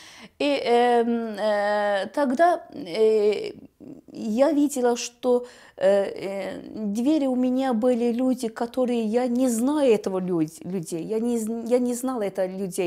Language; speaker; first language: Russian; non-native, learner; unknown